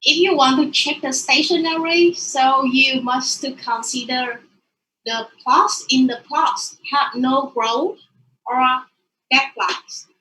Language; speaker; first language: English; non-native, learner; Vietnamese